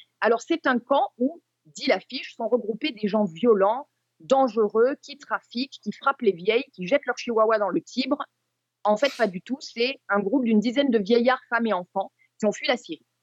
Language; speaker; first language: French; native; French